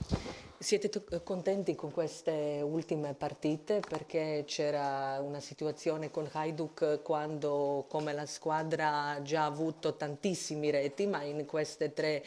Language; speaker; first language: Italian; non-native, fluent; Croatian